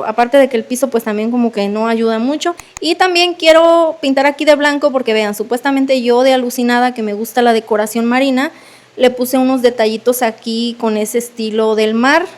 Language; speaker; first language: Spanish; native; Spanish